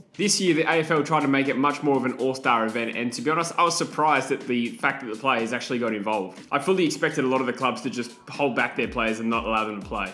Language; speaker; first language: English; native; English